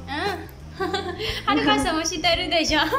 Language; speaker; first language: Japanese; non-native, learner; Burmese